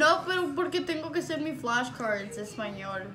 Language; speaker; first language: Spanish; early bilingual, heritage; Spanish